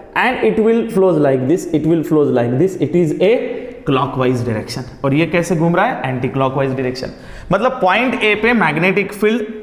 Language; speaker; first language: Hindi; non-native, local second language; Marathi